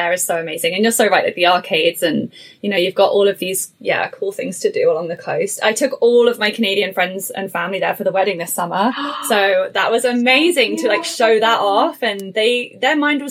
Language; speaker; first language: English; native; English